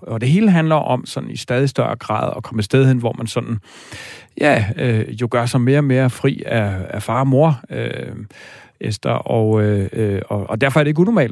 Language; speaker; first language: Danish; native; Danish